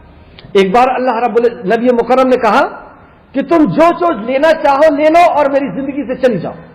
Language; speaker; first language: Urdu; native; Urdu